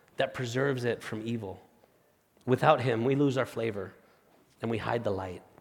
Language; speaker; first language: English; non-native, fluent; Spanish